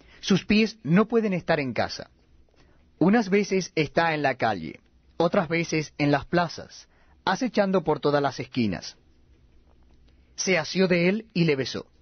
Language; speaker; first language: Spanish; native; Spanish